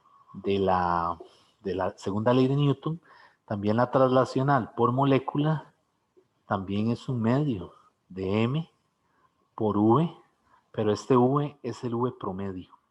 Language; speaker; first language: Spanish; native; Spanish